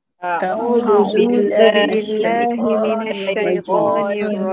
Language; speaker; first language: Arabic; non-native, learner; Malay